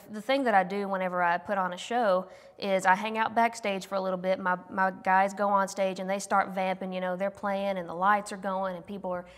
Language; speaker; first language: English; native; English